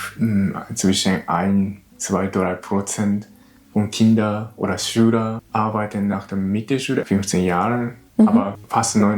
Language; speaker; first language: German; non-native, learner; Japanese